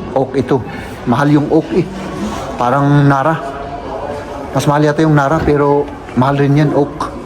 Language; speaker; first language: Filipino; native; Filipino